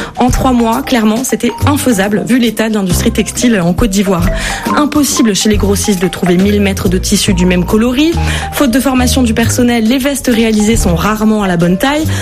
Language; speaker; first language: French; native; French